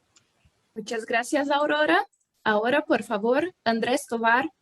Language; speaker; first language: Spanish; non-native, fluent; Portuguese